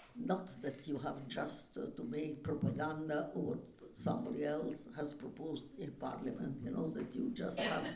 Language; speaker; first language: English; non-native, fluent; Italian